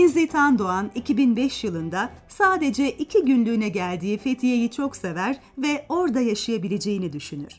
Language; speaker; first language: Turkish; native; Turkish